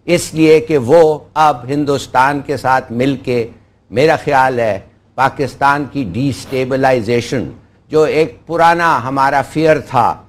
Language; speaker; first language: Urdu; non-native, local second language; Pashto